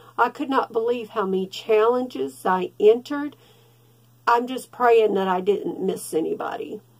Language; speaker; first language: English; native; English